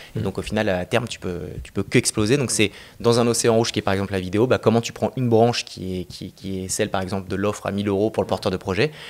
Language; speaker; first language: French; native; French